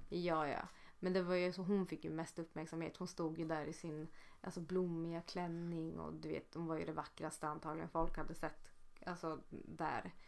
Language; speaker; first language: Swedish; native; Swedish